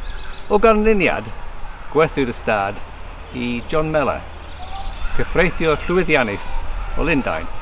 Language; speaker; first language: Welsh; non-native, learner; English